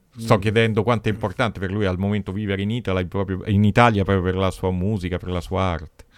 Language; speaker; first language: Italian; native; Italian